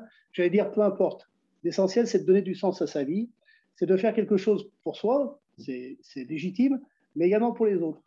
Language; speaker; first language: French; native; French